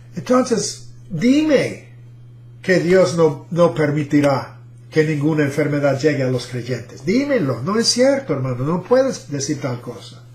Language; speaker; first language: Spanish; non-native, fluent; English